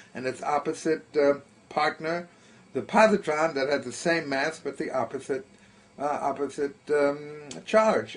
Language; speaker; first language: English; early bilingual, other home language; German